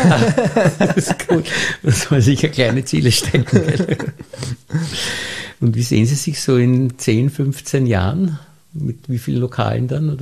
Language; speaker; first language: German; native; German